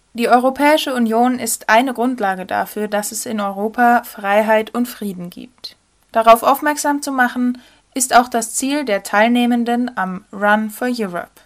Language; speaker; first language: German; native; German